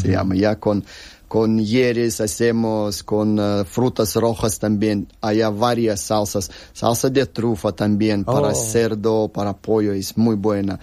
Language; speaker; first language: Spanish; non-native, learner; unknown